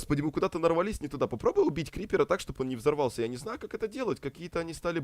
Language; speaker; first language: Russian; native; Russian